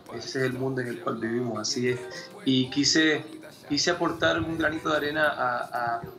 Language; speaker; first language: Spanish; early bilingual, heritage; Spanish